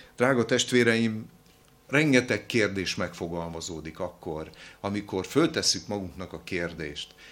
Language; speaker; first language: Hungarian; native; Hungarian